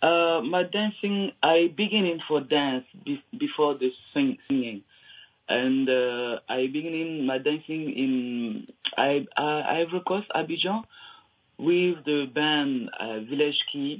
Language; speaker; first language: English; non-native, learner; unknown